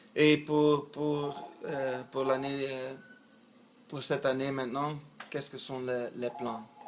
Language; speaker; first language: French; non-native, learner; English